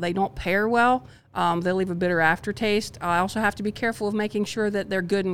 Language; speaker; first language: English; native; English